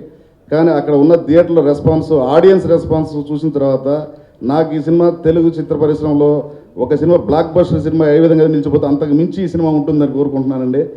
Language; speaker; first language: Telugu; native; Telugu